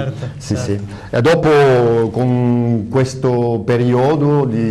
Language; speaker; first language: Italian; early bilingual, heritage; French